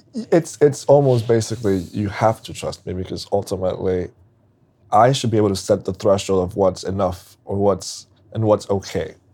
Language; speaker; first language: English; non-native, fluent; Spanish